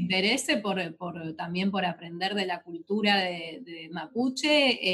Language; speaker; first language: Spanish; native; Spanish